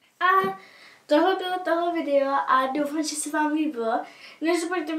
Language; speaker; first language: Czech; early bilingual, heritage; Czech